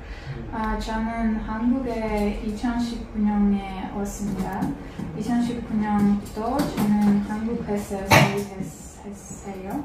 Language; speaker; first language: Korean; non-native, learner; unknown